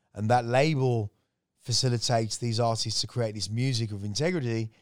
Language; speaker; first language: English; native; English